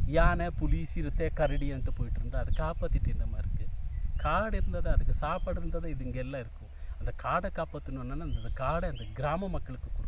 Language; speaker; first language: Tamil; non-native, local second language; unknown